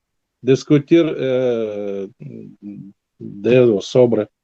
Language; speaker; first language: Spanish; non-native, learner; Russian